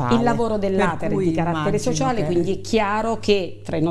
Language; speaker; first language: Italian; native; Italian